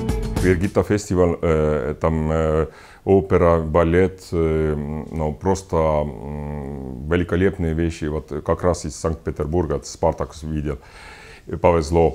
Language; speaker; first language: Russian; non-native, local second language; Estonian